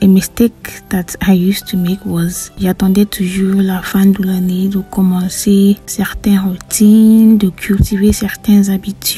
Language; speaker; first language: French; non-native, fluent; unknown